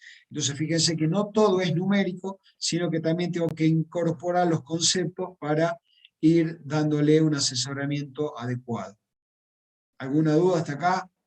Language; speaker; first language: Spanish; native; Spanish